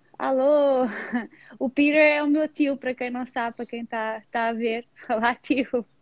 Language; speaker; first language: Portuguese; non-native, fluent; English